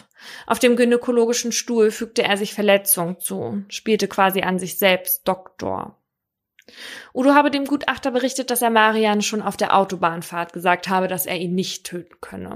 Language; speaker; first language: German; native; German